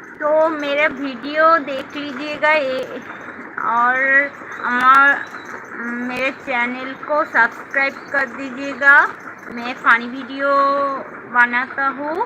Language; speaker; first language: Hindi; non-native, local second language; Bangla